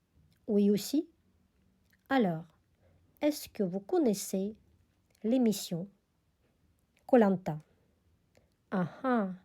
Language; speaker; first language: French; non-native, fluent; Russian